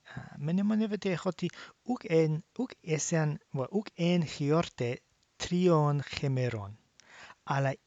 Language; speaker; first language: Greek; non-native, learner; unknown